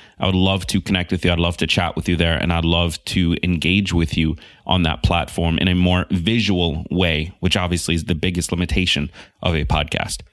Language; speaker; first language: English; native; English